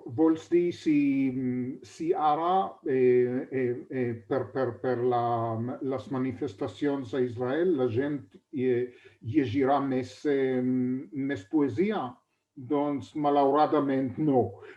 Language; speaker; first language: Catalan; non-native, fluent; Hebrew